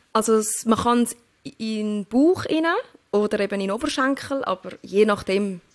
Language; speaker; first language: German; early bilingual, other home language; Turkish